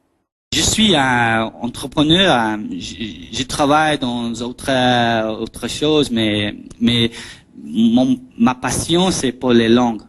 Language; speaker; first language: French; non-native, learner; English